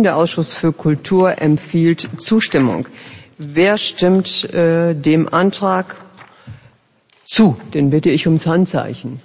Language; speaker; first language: German; native; German